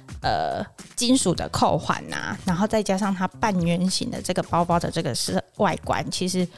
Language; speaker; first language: Chinese; native; Chinese